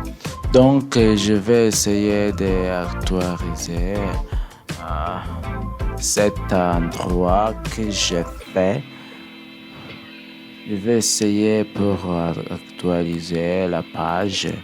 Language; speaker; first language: French; non-native, learner; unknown